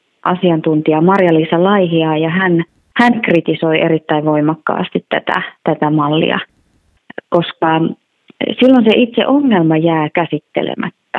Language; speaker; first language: Finnish; native; Finnish